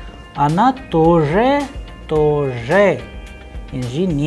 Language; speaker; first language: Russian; non-native, fluent; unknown